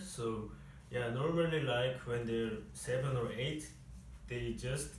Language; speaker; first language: English; non-native, fluent; Korean